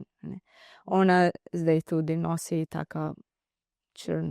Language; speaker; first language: Slovenian; non-native, learner; Divehi